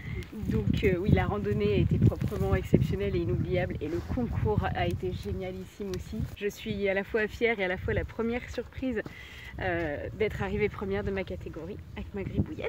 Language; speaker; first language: French; native; French